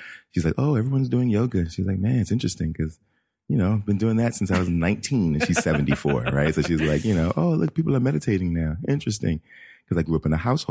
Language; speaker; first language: English; native; English